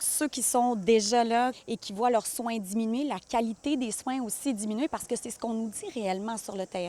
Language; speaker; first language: French; native; French